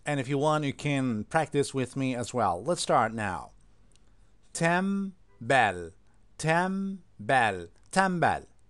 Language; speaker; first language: English; non-native, fluent; Turkish